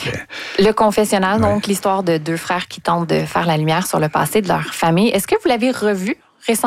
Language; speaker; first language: French; native; French